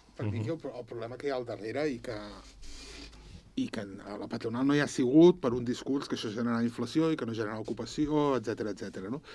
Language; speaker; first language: Catalan; native; Catalan